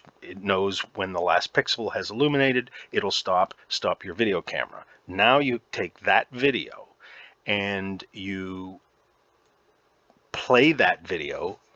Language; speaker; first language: English; native; English